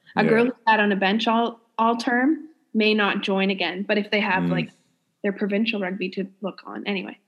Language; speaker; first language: English; native; English